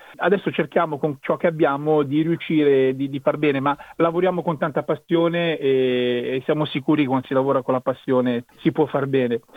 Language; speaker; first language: Italian; native; Italian